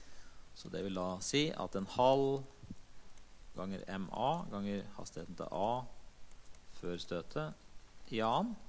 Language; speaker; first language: Norwegian; native; Norwegian